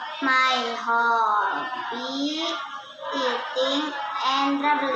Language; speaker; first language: English; non-native, learner; Indonesian